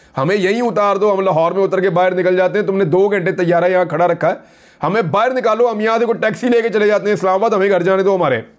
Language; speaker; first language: Urdu; native; Urdu